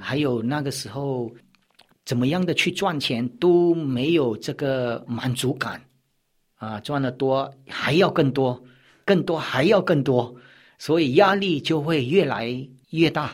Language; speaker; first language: Chinese; early bilingual, heritage; Chinese